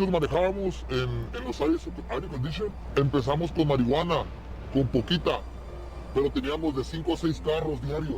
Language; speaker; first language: Spanish; native; Spanish